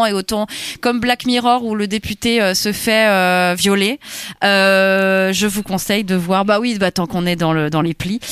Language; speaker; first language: French; native; French